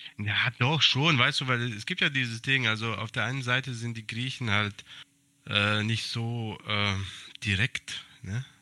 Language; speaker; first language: German; early bilingual, other home language; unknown